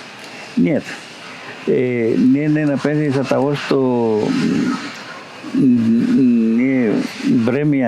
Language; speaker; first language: Russian; non-native, learner; Spanish